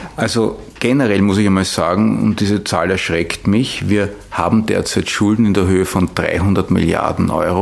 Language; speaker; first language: German; native; German